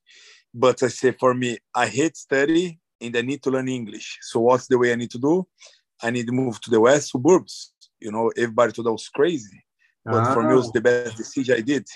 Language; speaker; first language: English; non-native, fluent; Portuguese